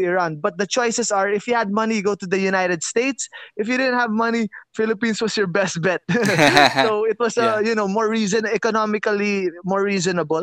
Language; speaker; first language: English; non-native, local second language; Filipino